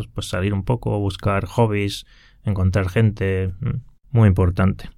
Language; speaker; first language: Spanish; native; Spanish